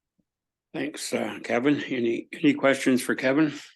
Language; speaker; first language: English; native; English